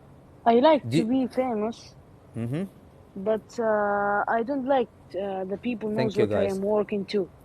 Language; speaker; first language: English; non-native, learner; Arabic